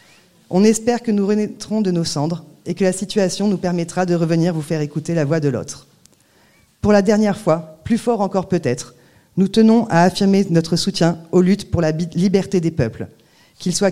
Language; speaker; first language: French; native; French